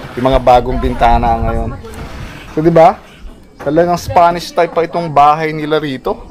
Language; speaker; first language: Filipino; native; Filipino